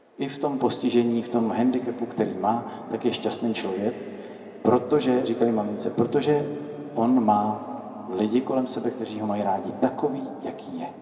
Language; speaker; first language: Czech; native; Czech